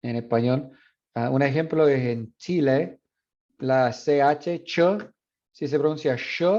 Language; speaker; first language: Spanish; non-native, fluent; English